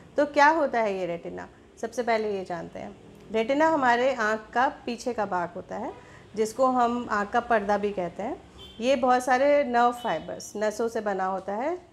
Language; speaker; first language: Hindi; native; Hindi